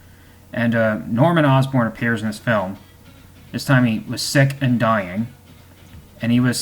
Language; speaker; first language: English; native; English